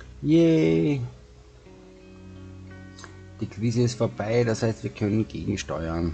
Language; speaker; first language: German; native; German